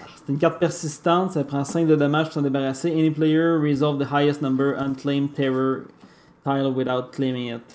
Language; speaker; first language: French; native; French